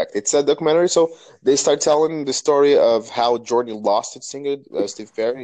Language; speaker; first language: English; non-native, fluent; Portuguese